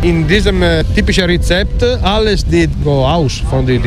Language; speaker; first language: German; non-native, learner; Italian